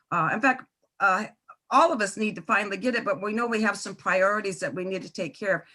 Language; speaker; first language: English; native; English